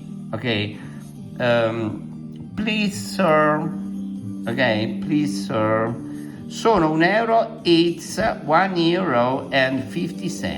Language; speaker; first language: English; non-native, fluent; Italian